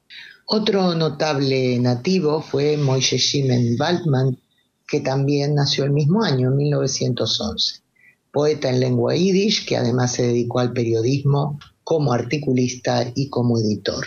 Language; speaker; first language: Spanish; native; Spanish